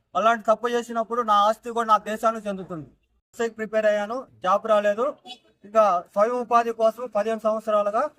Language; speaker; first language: Telugu; native; Telugu